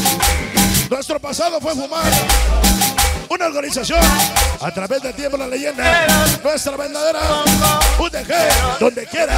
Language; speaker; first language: Spanish; native; Spanish